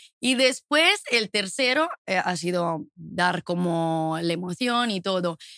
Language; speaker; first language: Spanish; non-native, fluent; Italian